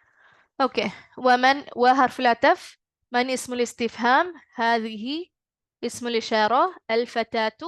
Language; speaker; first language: Arabic; non-native, fluent; Malayalam